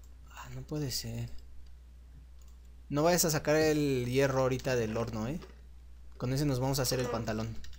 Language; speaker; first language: Spanish; native; Spanish